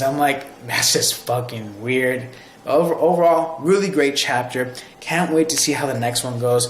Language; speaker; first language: English; native; English